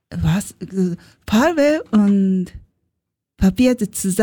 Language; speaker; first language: German; non-native, learner; Japanese